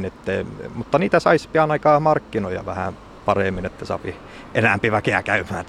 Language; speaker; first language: Finnish; early bilingual, heritage; Finnish